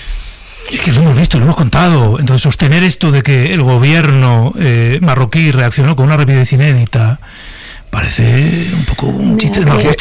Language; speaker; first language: Spanish; native; Spanish